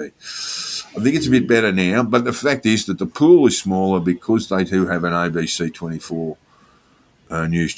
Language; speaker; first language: English; native; English